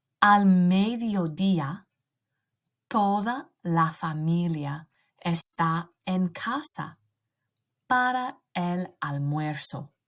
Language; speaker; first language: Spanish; non-native, learner; English